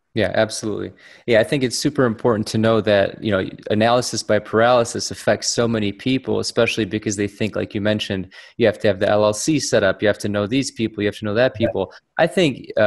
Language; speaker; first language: English; native; English